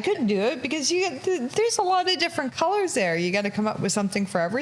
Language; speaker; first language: English; native; English